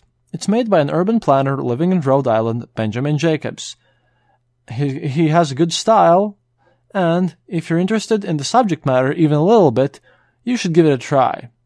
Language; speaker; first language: English; non-native, fluent; Latvian